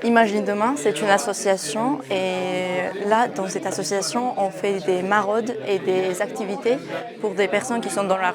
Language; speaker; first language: French; non-native, fluent; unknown